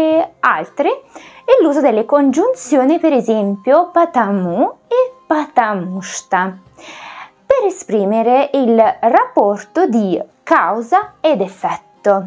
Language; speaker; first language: Italian; non-native, fluent; Russian